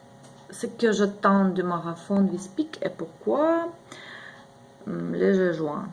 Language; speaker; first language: French; non-native, learner; Ukrainian